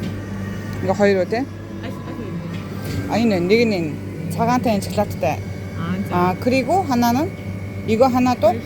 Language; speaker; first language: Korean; non-native, fluent; Mongolian